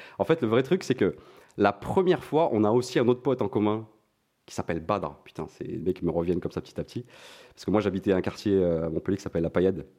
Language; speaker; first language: French; non-native, local second language; Arabic